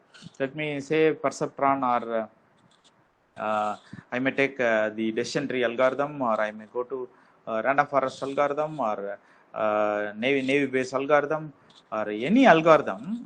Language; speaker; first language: English; non-native, local second language; Tamil